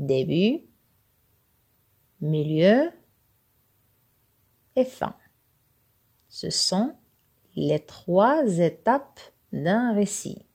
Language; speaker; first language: French; non-native, local second language; Arabic